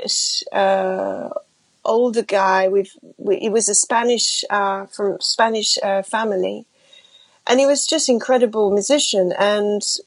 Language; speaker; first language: English; non-native, fluent; French